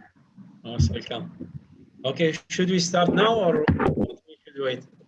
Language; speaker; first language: English; non-native, fluent; Arabic